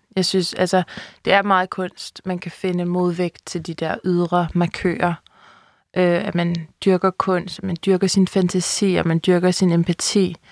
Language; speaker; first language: Danish; native; Danish